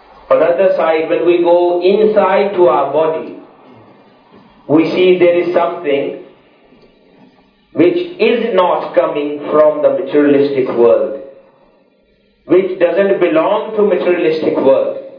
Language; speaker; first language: English; non-native, local second language; Urdu